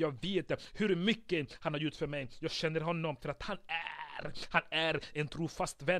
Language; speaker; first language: Swedish; non-native, fluent; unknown